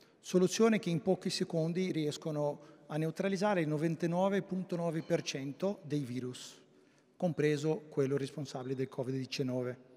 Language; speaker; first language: Italian; non-native, fluent; Portuguese